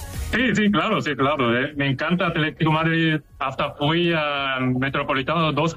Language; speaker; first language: Spanish; non-native, fluent; Korean